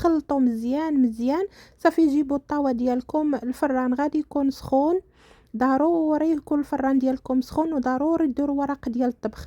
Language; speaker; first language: Arabic; native; Arabic